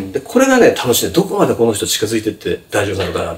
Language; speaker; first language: Japanese; native; Japanese